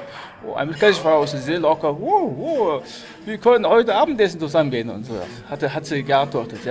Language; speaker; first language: German; non-native, fluent; Mongolian